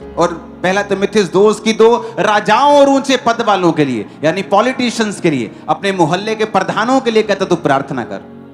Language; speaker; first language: Hindi; non-native, local second language; Punjabi